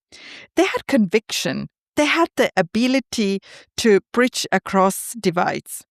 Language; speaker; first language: English; non-native, fluent; Tamil